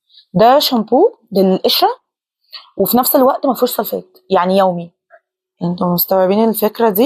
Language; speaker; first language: Arabic; native; Arabic